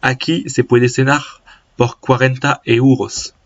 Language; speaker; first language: Spanish; non-native, learner; French